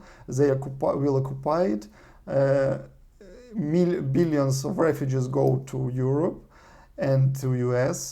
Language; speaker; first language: English; non-native, learner; Russian